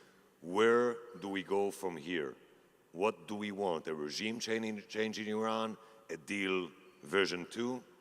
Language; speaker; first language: English; non-native, fluent; Hebrew